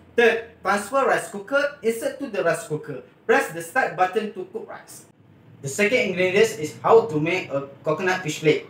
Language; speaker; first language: English; non-native, local second language; Malay